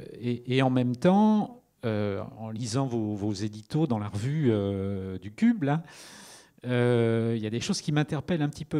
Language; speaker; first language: French; native; French